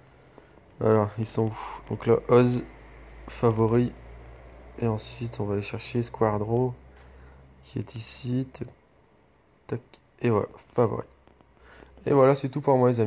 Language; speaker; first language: French; native; French